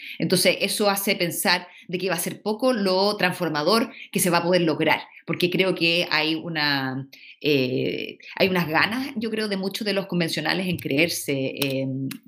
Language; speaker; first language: Spanish; native; Spanish